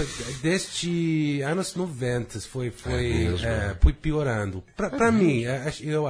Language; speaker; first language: Portuguese; non-native, fluent; English